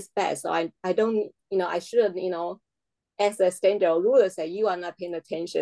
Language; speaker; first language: English; non-native, fluent; Chinese